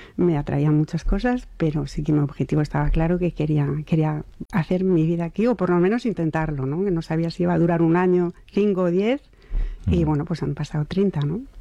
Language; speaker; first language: Spanish; non-native, fluent; French